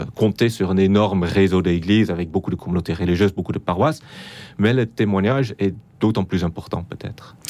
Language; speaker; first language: French; non-native, fluent; Dutch